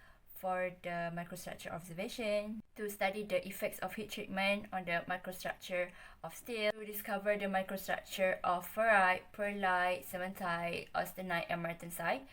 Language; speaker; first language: English; non-native, local second language; Malay